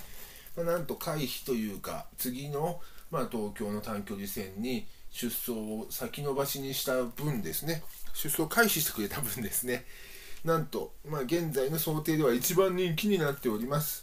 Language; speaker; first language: Japanese; native; Japanese